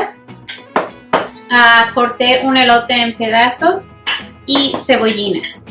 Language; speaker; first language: Spanish; native; Spanish